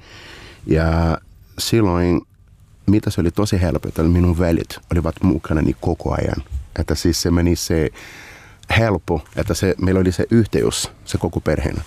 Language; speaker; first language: Finnish; non-native, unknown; Portuguese